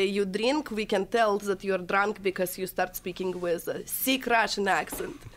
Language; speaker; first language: English; non-native, fluent; Russian